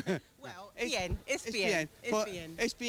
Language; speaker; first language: Spanish; non-native, learner; English